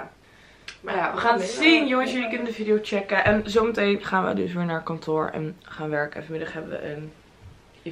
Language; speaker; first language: Dutch; native; Dutch